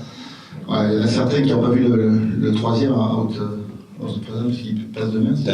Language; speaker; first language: French; native; French